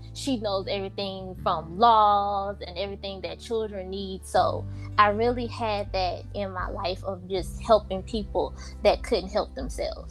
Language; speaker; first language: English; native; English